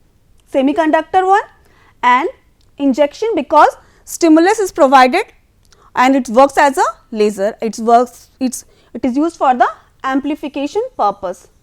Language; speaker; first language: English; non-native, local second language; Hindi